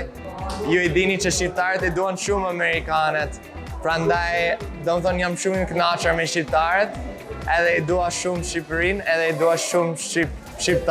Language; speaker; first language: Albanian; non-native, fluent; English